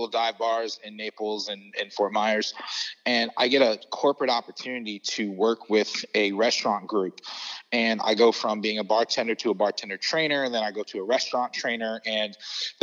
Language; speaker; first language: English; native; English